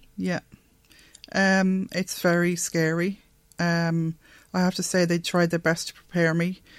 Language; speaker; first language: English; native; English